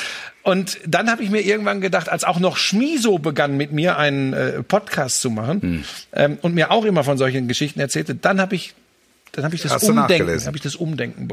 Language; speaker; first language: German; native; German